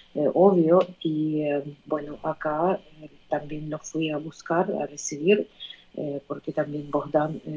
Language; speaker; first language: Spanish; non-native, fluent; Ukrainian